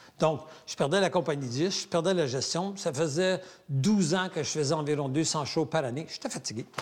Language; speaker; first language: French; native; French